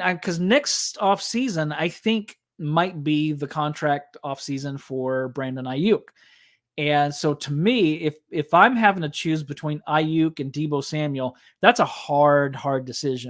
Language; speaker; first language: English; native; English